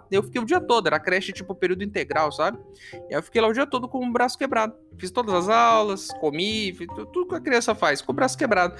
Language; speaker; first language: Portuguese; native; Portuguese